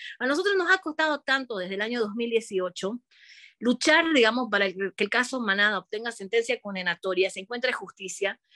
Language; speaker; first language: Spanish; native; Spanish